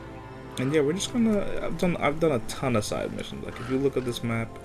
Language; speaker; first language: English; native; English